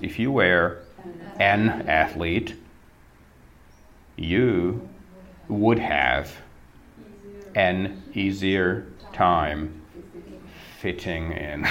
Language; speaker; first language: English; non-native, fluent; Czech